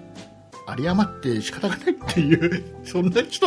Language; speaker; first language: Japanese; native; Japanese